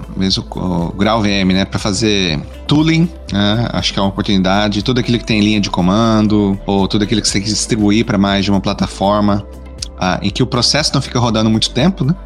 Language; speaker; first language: Portuguese; native; Portuguese